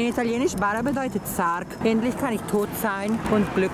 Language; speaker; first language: German; early bilingual, other home language; Spanish